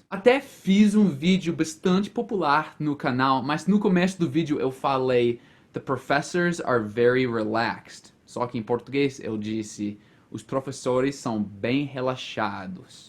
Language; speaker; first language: Portuguese; non-native, fluent; English